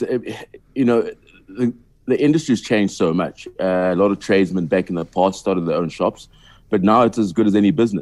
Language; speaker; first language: English; non-native, local second language; Zulu